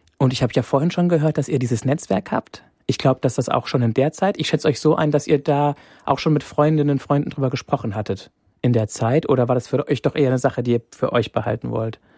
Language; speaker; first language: German; native; German